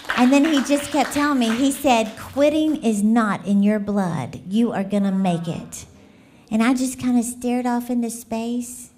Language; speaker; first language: English; native; English